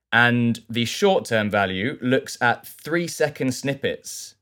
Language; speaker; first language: English; native; English